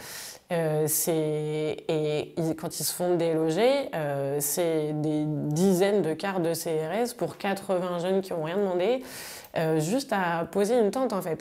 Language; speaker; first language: French; native; French